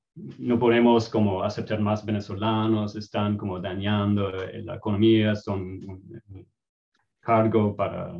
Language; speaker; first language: Spanish; non-native, fluent; English